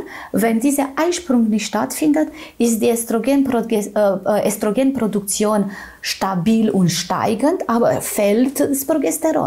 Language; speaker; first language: German; non-native, fluent; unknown